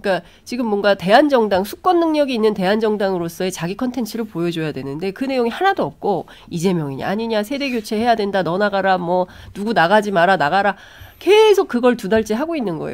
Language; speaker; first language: Korean; native; Korean